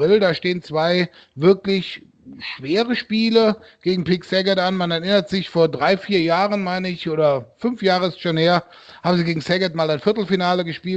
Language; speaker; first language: German; native; German